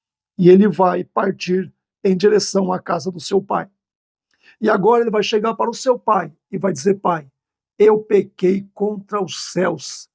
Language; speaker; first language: Portuguese; native; Portuguese